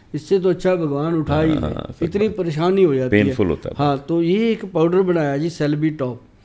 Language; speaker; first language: Hindi; native; Hindi